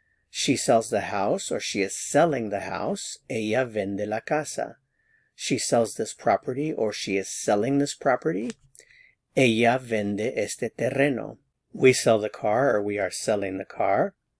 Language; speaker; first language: English; native; English